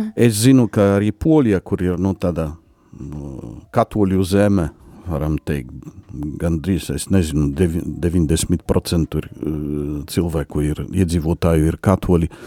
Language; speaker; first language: Latvian; non-native, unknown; Polish